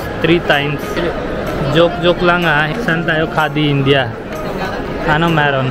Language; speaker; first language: Filipino; non-native, learner; Hindi